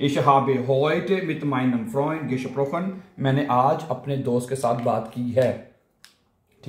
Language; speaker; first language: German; non-native, fluent; Urdu